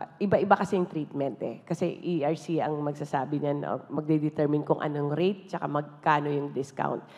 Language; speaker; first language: Filipino; non-native, local second language; Hiligaynon